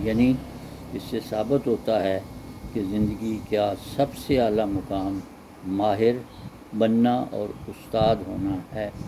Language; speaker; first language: Urdu; non-native, local second language; Punjabi